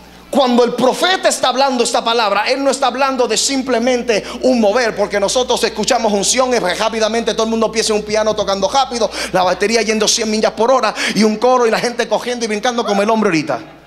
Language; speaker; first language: Spanish; native; Spanish